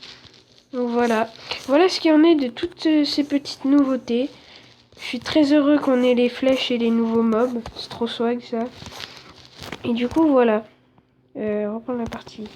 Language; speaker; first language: French; native; French